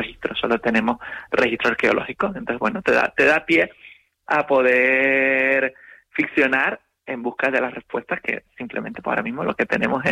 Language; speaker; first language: Spanish; native; Spanish